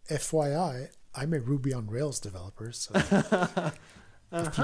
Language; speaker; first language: English; non-native, fluent; French